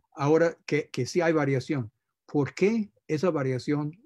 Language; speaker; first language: Spanish; non-native, fluent; English